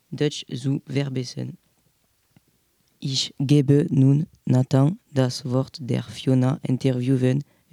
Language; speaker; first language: German; non-native, learner; French